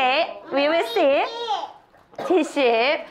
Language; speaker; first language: English; non-native, fluent; Korean